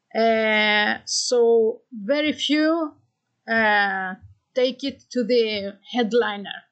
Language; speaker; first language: English; non-native, fluent; Greek